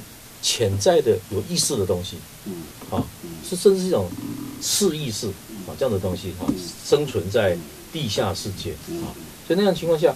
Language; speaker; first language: Chinese; native; Chinese